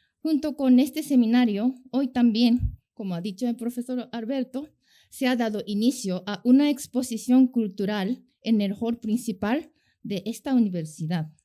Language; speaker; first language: Spanish; non-native, fluent; Japanese